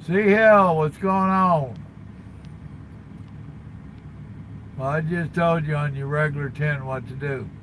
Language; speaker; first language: English; native; English